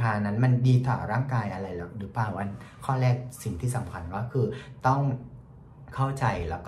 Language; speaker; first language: Thai; non-native, fluent; Vietnamese